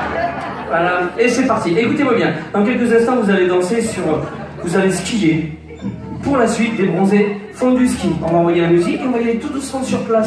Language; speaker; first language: French; native; French